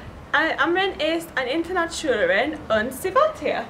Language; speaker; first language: German; non-native, learner; English